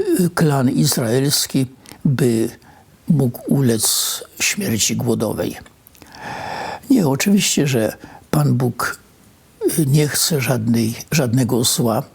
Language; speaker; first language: Polish; native; Polish